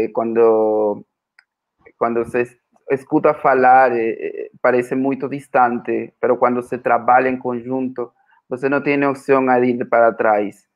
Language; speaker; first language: Portuguese; non-native, fluent; Spanish